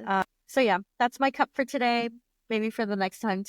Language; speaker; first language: English; native; English